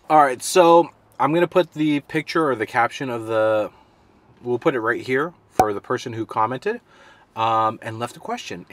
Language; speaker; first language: English; native; English